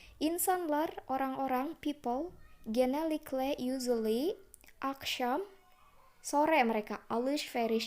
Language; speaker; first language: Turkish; non-native, fluent; Indonesian